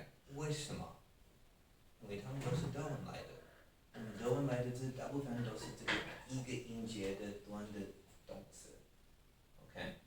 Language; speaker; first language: Chinese; non-native, learner; English